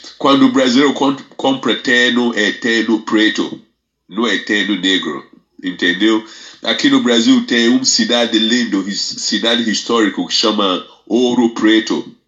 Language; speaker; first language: Portuguese; non-native, fluent; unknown